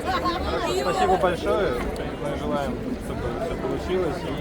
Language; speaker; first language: Russian; native; Russian